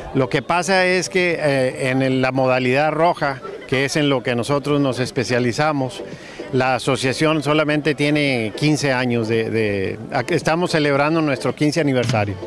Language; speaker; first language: Spanish; native; Spanish